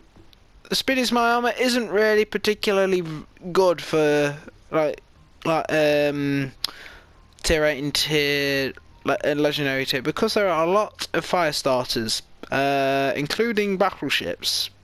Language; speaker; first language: English; native; English